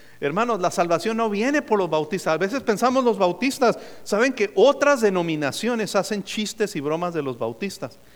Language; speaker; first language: Spanish; native; Spanish